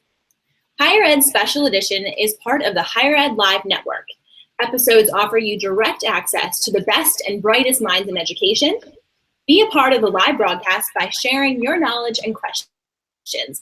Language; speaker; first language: English; native; English